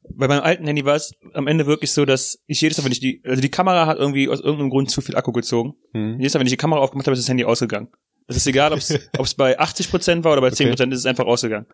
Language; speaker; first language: German; native; German